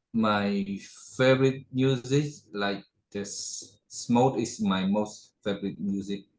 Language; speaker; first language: English; non-native, learner; Khmer